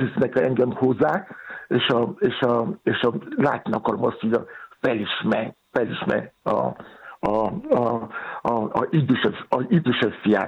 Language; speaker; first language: Hungarian; non-native, fluent; Yoruba